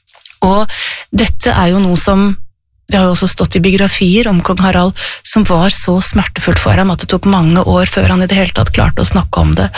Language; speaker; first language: Norwegian; native; Norwegian